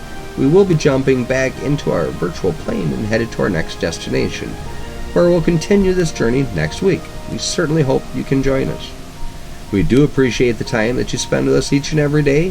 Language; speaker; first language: English; native; English